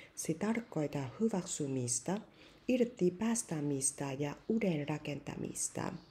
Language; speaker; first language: Finnish; non-native, learner; Vietnamese